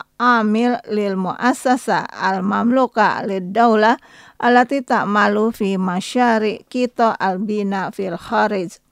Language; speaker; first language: Arabic; non-native, fluent; Indonesian